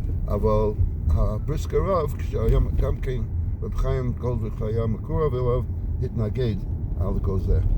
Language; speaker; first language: Hebrew; non-native, fluent; English